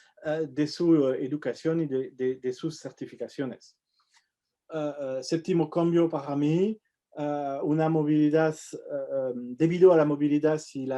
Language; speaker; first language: Spanish; non-native, fluent; French